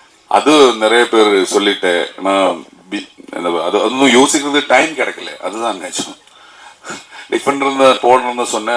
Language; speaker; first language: Tamil; non-native, learner; Malayalam